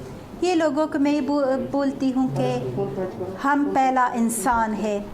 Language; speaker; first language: Hindi; non-native, fluent; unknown